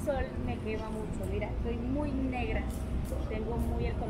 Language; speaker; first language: Spanish; native; Spanish